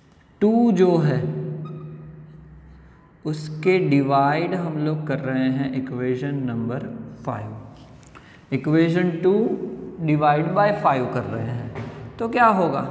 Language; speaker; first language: Hindi; non-native, local second language; Gujarati